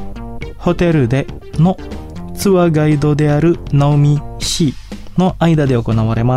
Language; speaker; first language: Japanese; non-native, fluent; Indonesian